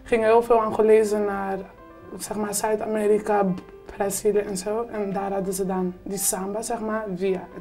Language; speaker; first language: Dutch; early bilingual, other home language; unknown